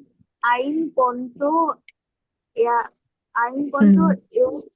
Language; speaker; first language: German; non-native, learner; Bangla